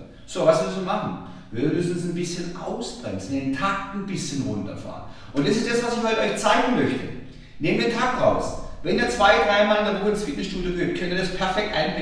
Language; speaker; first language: German; native; German